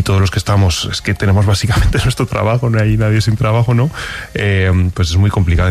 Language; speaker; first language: Spanish; native; Spanish